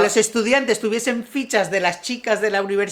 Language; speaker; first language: Spanish; native; Spanish